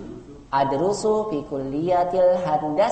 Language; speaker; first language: Arabic; non-native, fluent; Indonesian